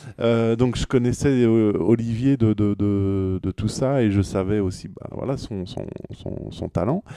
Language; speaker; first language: French; native; French